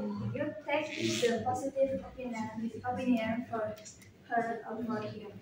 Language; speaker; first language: English; non-native, learner; Indonesian